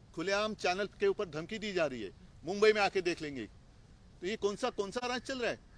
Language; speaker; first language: Hindi; non-native, local second language; Marathi